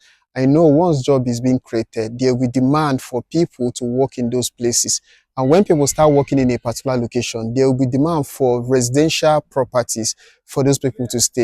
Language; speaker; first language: English; non-native, local second language; Igbo